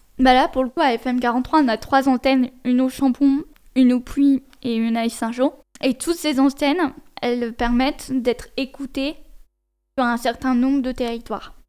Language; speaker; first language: French; native; French